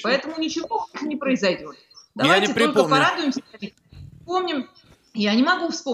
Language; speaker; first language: Russian; native; Russian